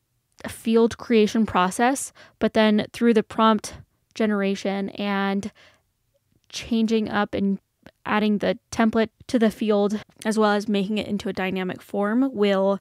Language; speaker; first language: English; native; English